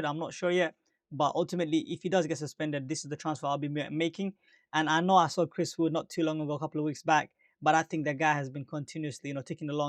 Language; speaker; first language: English; native; English